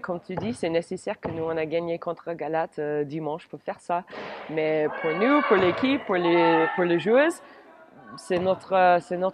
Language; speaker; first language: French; non-native, learner; English